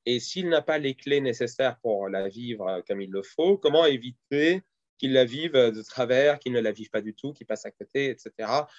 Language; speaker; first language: French; early bilingual, other home language; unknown